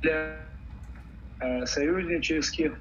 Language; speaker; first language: Russian; native; Russian